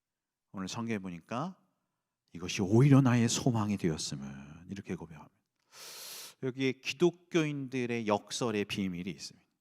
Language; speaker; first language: Korean; native; Korean